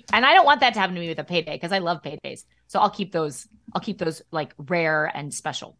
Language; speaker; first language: English; native; English